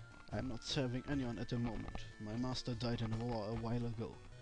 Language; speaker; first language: English; non-native, fluent; German